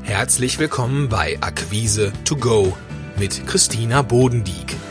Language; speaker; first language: German; native; German